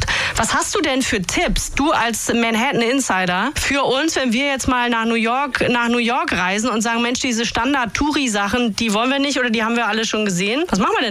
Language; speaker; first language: German; native; German